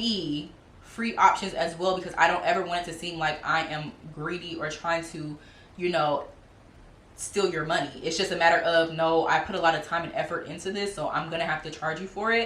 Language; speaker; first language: English; native; English